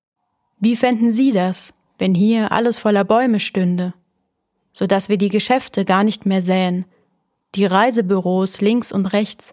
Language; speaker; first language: German; native; German